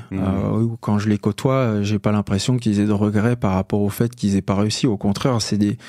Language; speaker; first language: French; native; French